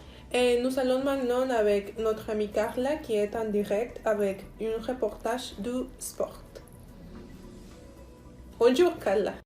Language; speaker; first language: French; non-native, learner; Spanish